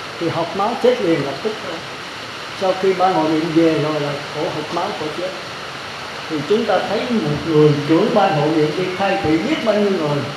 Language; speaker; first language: Vietnamese; native; Vietnamese